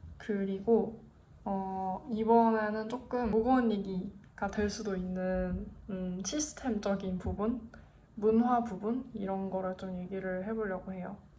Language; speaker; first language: Korean; native; Korean